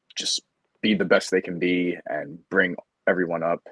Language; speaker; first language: English; native; English